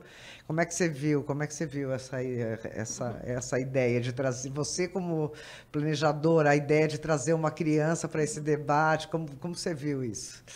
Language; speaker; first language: Portuguese; native; Portuguese